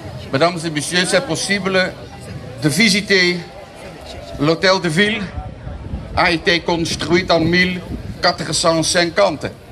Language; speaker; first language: French; non-native, fluent; Dutch